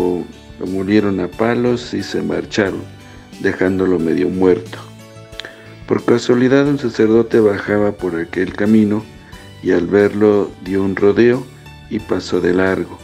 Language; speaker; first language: Spanish; native; Spanish